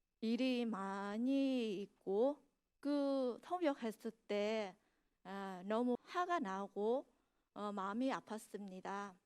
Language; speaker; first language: Korean; non-native, fluent; Vietnamese